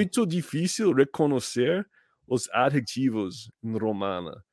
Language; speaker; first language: Portuguese; non-native, learner; English